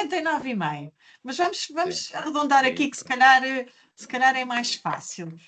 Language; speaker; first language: Portuguese; native; Portuguese